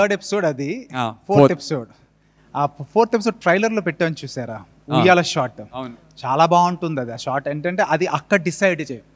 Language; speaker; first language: Telugu; native; Telugu